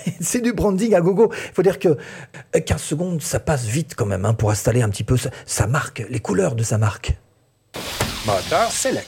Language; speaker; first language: French; native; French